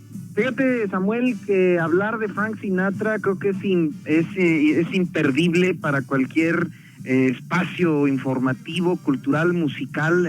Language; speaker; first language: Spanish; native; Spanish